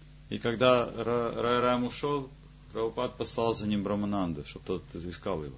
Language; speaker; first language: Russian; native; Russian